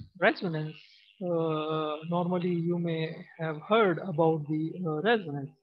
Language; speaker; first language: English; non-native, local second language; Pashto